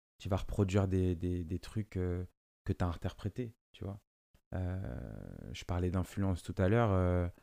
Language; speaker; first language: French; native; French